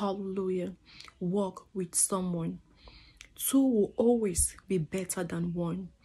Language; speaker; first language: English; non-native, fluent; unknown